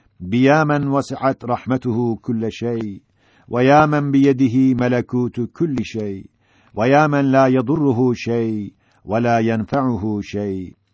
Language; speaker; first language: Arabic; non-native, fluent; Turkish